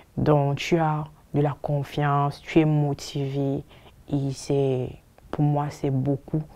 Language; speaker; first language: French; native; French